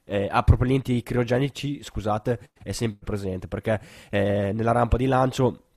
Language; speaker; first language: Italian; native; Italian